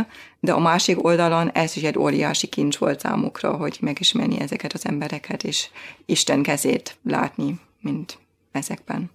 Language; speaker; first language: Hungarian; non-native, fluent; German